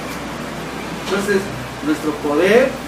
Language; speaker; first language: Spanish; native; Spanish